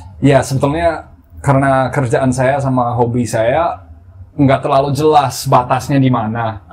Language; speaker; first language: Indonesian; non-native, fluent; English